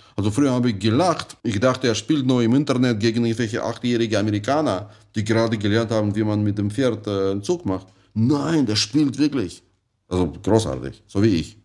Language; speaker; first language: German; non-native, fluent; Russian